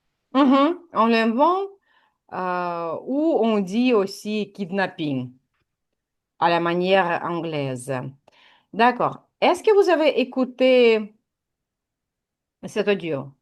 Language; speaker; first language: French; non-native, fluent; Ukrainian